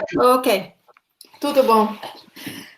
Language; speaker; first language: Portuguese; non-native, fluent; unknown